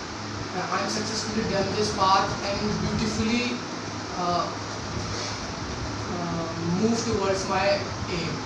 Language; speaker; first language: English; non-native, learner; Hindi